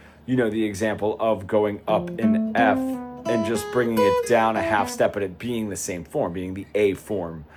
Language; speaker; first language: English; native; English